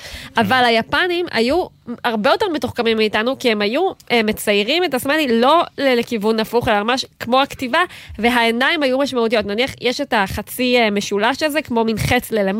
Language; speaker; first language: Hebrew; native; Hebrew